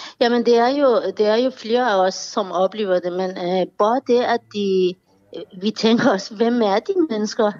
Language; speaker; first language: Danish; non-native, fluent; Persian